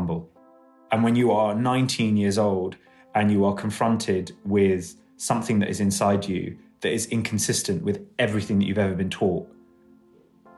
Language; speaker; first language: English; native; English